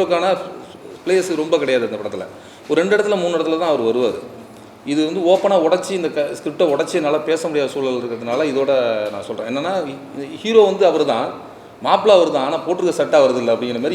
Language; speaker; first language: Tamil; native; Tamil